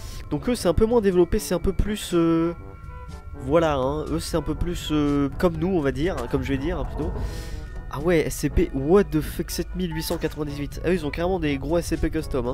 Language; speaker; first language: French; native; French